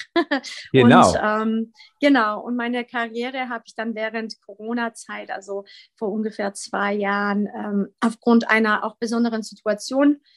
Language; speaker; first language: German; early bilingual, other home language; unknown